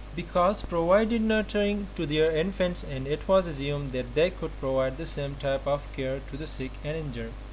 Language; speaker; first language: English; non-native, local second language; Urdu